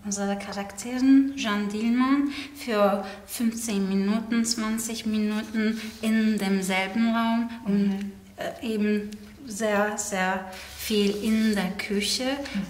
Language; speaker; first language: German; non-native, fluent; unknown